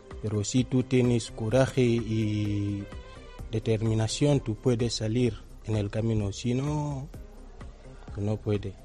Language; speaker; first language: Spanish; non-native, learner; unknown